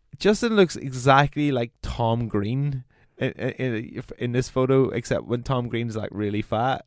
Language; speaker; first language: English; native; English